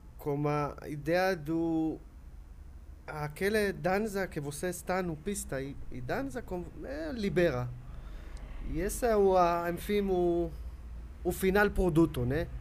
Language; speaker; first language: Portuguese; non-native, learner; Hebrew